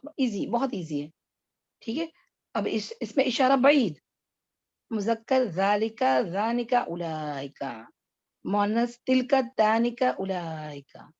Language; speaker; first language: Urdu; native; Urdu